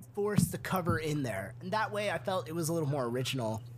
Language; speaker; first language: English; early bilingual, other home language; Hindi